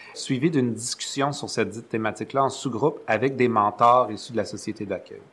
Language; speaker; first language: French; native; French